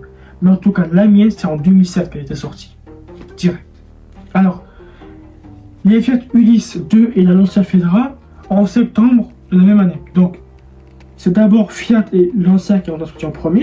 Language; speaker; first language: French; native; French